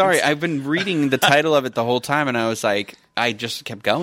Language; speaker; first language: English; native; English